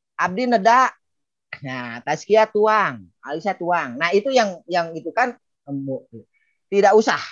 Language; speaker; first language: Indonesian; non-native, local second language; Sundanese